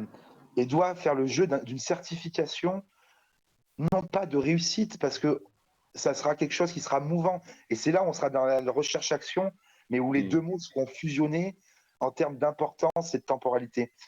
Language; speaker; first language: French; native; French